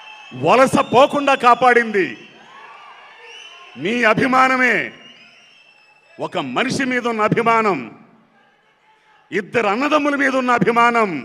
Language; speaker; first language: Telugu; native; Telugu